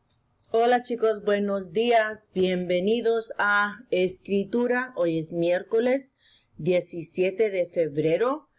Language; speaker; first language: Spanish; early bilingual, heritage; Spanish